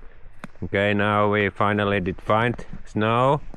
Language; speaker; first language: English; non-native, learner; Finnish